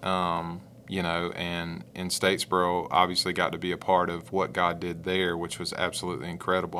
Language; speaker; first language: English; native; English